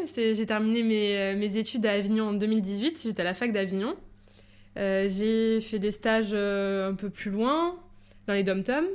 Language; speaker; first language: French; native; French